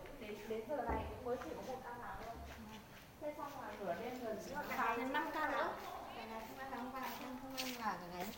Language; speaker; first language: Vietnamese; native; Vietnamese